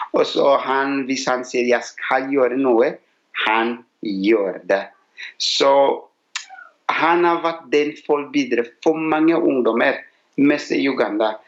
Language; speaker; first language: Norwegian; non-native, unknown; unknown